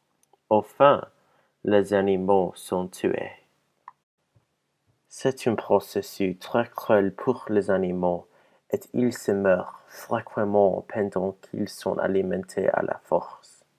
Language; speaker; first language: French; non-native, learner; English